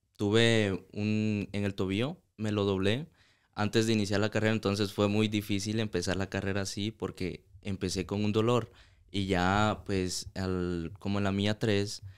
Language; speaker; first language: Spanish; native; Spanish